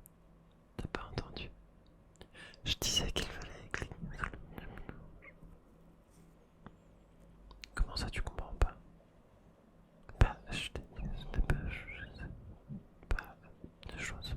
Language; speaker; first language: French; native; French